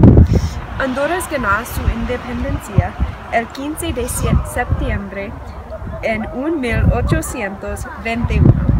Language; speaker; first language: Spanish; non-native, learner; English